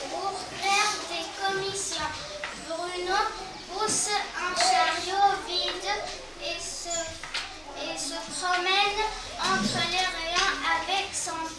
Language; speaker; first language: French; non-native, learner; Arabic